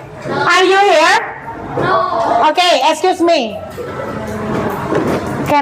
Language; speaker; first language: English; non-native, learner; Indonesian